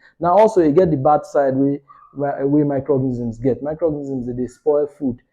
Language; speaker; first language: Nigerian Pidgin; non-native, local second language; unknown